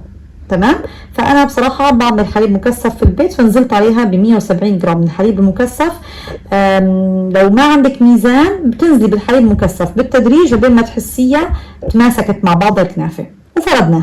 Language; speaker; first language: Arabic; native; Arabic